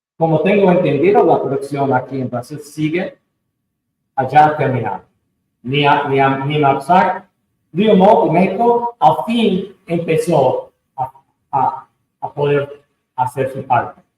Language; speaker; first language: Spanish; non-native, fluent; English